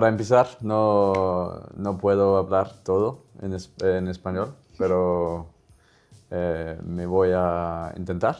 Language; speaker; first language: Spanish; non-native, learner; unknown